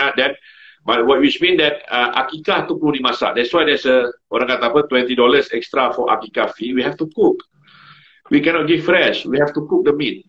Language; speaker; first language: English; non-native, learner; Malay